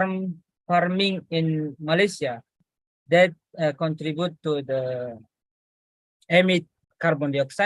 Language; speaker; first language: English; non-native, learner; Malay